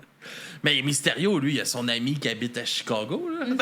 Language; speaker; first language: French; native; French